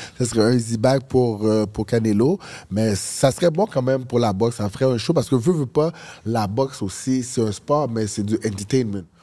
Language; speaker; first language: French; early bilingual, other home language; Haitian Creole